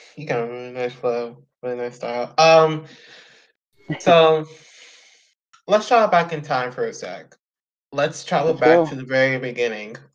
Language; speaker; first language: English; native; English